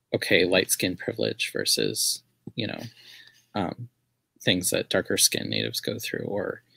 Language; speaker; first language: English; native; English